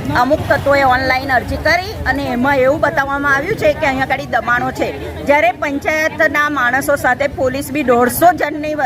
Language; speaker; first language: Gujarati; native; Gujarati